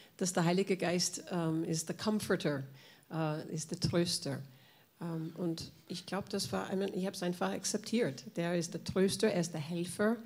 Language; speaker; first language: German; non-native, fluent; English